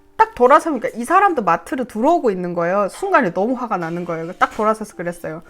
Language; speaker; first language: Korean; native; Korean